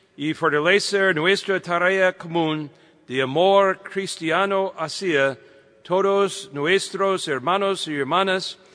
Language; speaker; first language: Spanish; non-native, fluent; English